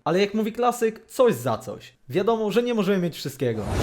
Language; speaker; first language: Polish; native; Polish